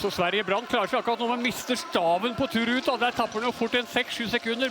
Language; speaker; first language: Norwegian; native; Norwegian